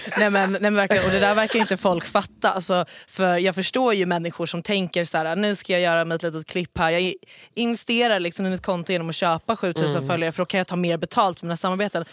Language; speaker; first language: Swedish; native; Swedish